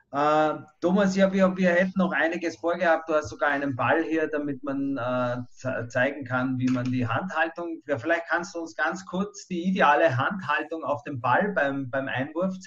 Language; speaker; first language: German; native; German